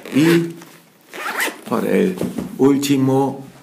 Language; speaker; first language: Spanish; non-native, learner; German